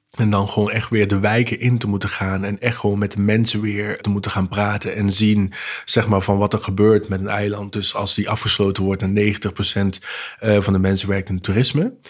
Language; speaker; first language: Dutch; non-native, local second language; Papiamento